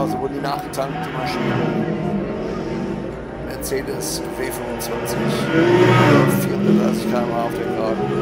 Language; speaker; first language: German; native; German